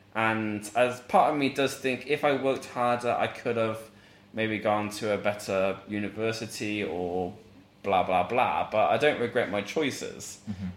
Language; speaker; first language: English; native; English